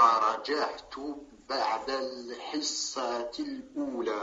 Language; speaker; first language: Arabic; non-native, learner; French